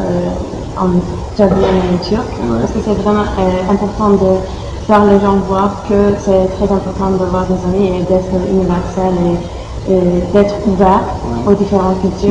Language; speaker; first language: French; non-native, learner; Turkish